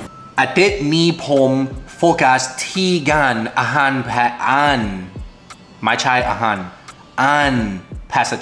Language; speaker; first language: Thai; non-native, learner; English